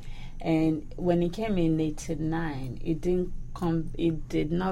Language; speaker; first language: English; non-native, local second language; Yoruba